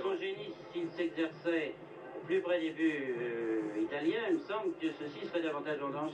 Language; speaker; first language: French; native; French